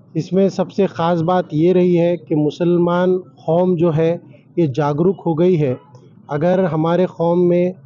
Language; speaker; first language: Urdu; native; Urdu